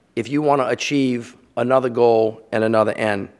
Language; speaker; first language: English; native; English